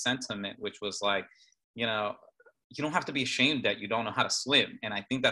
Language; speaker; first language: English; native; English